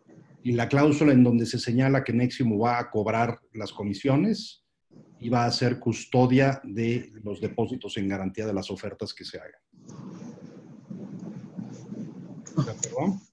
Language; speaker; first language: Spanish; native; Spanish